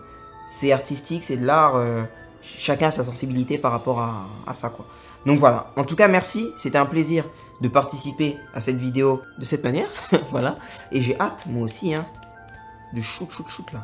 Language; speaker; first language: French; native; French